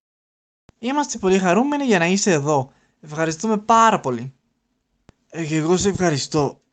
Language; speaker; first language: Greek; non-native, learner; Spanish